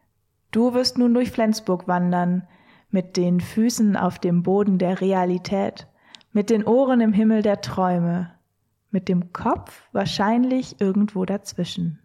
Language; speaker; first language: German; native; German